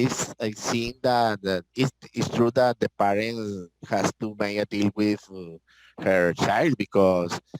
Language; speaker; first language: English; non-native, learner; Spanish